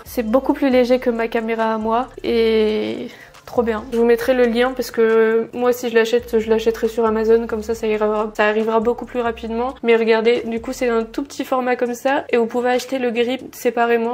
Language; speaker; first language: French; native; French